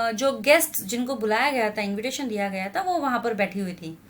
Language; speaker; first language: Hindi; non-native, local second language; Marathi